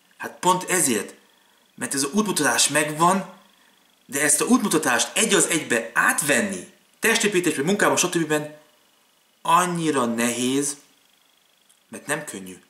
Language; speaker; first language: Hungarian; early bilingual, other home language; German